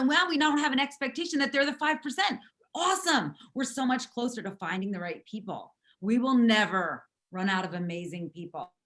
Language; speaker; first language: English; native; English